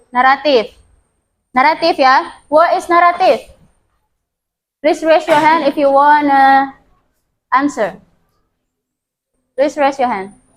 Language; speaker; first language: English; non-native, learner; Indonesian